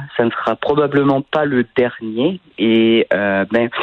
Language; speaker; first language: French; native; French